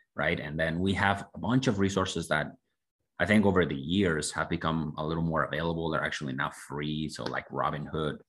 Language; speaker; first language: English; non-native, fluent; Spanish